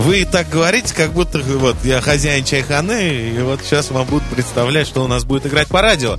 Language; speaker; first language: Russian; native; Russian